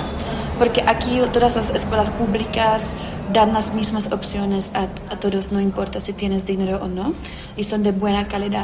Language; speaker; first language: Spanish; non-native, fluent; Czech